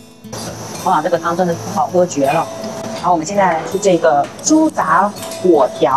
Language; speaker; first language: Chinese; native; Chinese